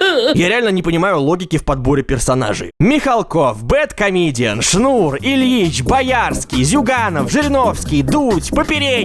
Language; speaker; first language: Russian; native; Russian